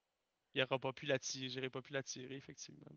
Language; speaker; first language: French; native; French